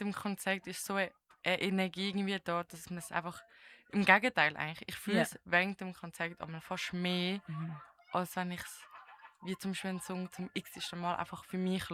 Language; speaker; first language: German; native; German